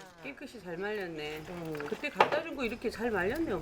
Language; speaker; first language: Korean; native; Korean